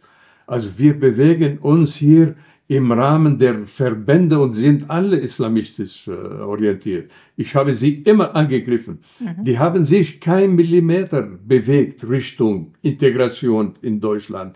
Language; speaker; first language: German; non-native, fluent; Arabic